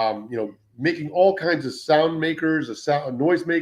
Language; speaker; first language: English; native; English